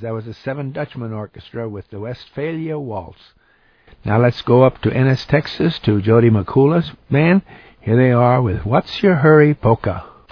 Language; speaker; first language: English; early bilingual, other home language; German